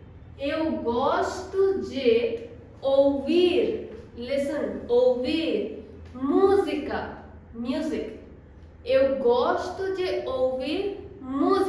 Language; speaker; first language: Portuguese; non-native, fluent; Hindi